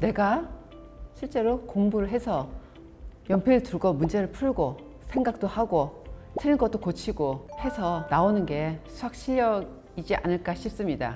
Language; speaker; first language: Korean; native; Korean